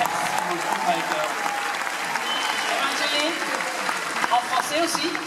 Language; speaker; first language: French; native; French